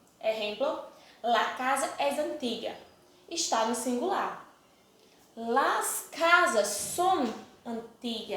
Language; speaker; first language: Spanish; non-native, fluent; Portuguese